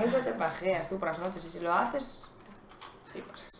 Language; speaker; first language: Spanish; native; Spanish